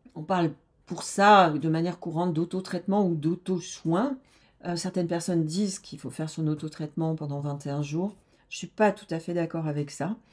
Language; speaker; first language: French; native; French